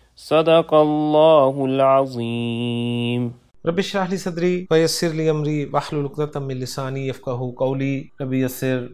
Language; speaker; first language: Urdu; native; Urdu